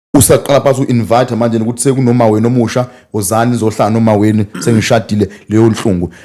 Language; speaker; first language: Zulu; native; Zulu